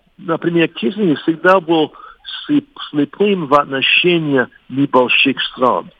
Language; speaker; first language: Russian; non-native, fluent; English